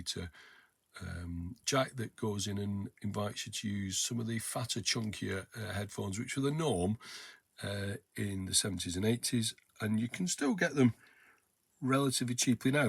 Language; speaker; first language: English; native; English